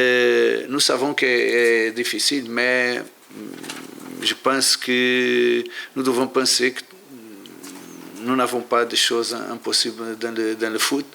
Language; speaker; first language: French; non-native, learner; Portuguese